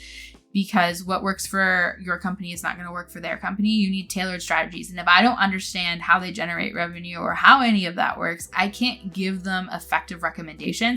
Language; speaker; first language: English; native; English